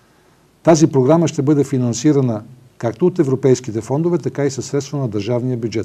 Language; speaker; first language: Bulgarian; native; Bulgarian